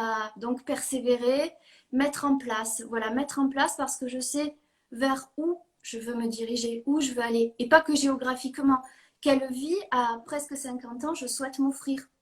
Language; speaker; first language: French; native; French